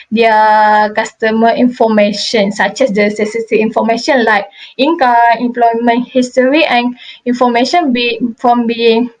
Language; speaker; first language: English; non-native, local second language; Malay